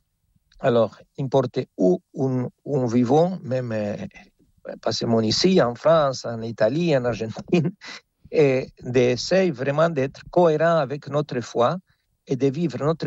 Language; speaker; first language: French; non-native, fluent; Spanish